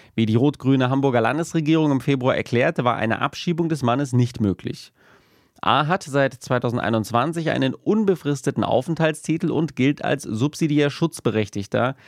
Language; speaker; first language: German; native; German